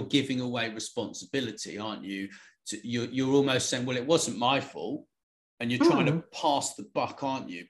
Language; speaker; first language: English; native; English